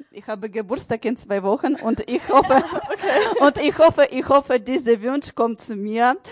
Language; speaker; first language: German; non-native, learner; Ukrainian